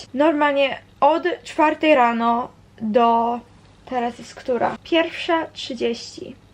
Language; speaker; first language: Polish; early bilingual, heritage; Polish